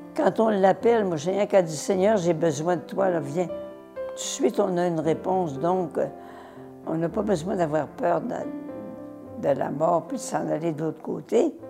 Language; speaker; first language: French; native; French